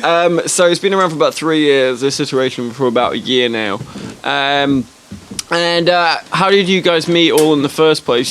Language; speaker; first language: English; native; English